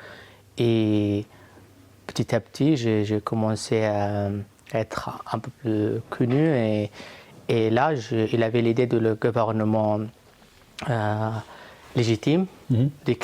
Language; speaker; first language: French; non-native, fluent; Arabic